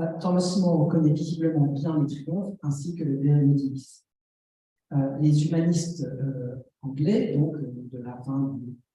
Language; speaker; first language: French; native; French